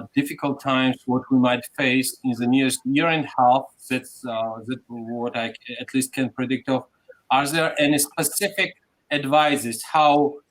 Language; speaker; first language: English; non-native, fluent; Georgian